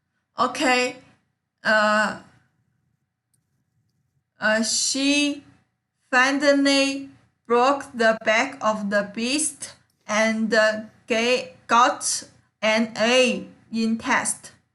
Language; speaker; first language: English; non-native, learner; Chinese